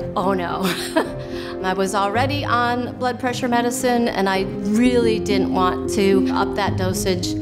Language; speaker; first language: English; native; English